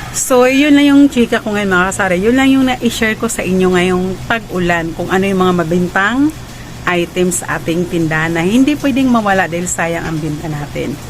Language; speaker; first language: Filipino; non-native, local second language; Cebuano